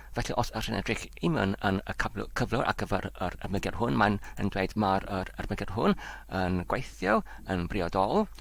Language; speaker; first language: Welsh; non-native, local second language; English